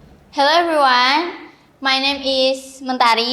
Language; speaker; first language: English; non-native, learner; Indonesian